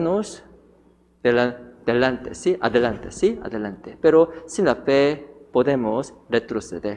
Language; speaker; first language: Spanish; non-native, learner; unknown